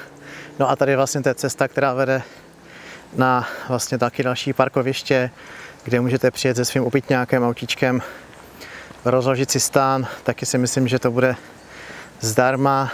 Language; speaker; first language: Czech; native; Czech